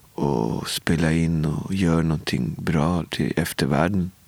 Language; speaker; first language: Swedish; native; Swedish